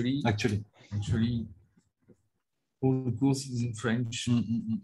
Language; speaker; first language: English; non-native, learner; French